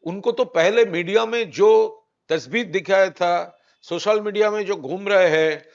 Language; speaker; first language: Hindi; non-native, local second language; Bangla